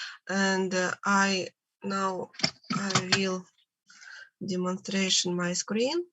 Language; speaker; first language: English; non-native, learner; Russian